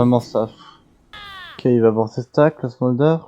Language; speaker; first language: French; native; French